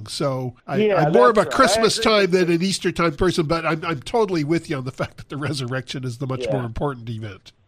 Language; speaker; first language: English; native; English